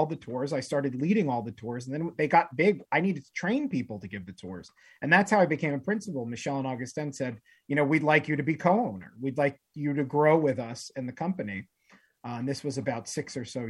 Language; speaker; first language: English; native; English